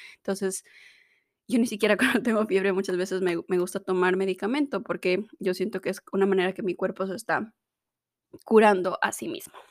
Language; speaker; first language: Spanish; native; Spanish